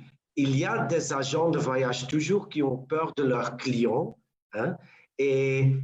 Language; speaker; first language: French; non-native, local second language; Dutch